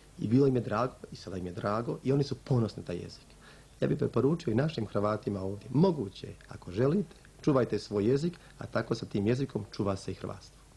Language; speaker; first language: Croatian; native; Croatian